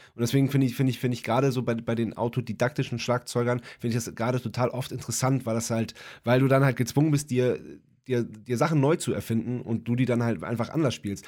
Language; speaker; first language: German; native; German